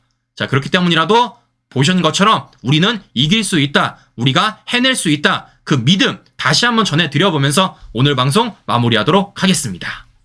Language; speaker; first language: Korean; native; Korean